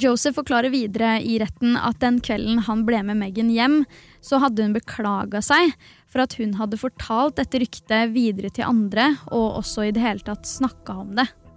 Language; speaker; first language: Norwegian; native; Norwegian